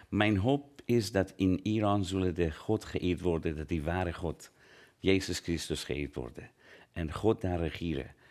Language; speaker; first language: Dutch; non-native, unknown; Persian